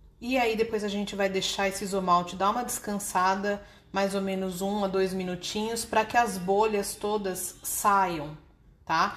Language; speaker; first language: Portuguese; native; Portuguese